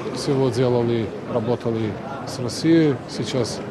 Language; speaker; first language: Russian; non-native, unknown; Serbian